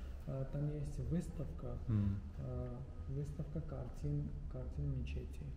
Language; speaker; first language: Russian; non-native, fluent; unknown